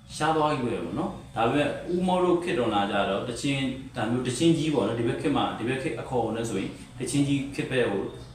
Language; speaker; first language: Burmese; native; Burmese